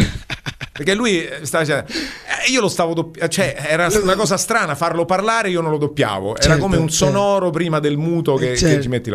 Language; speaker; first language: Italian; native; Italian